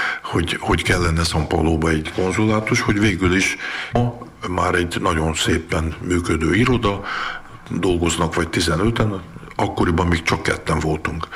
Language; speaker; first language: Hungarian; early bilingual, heritage; Hungarian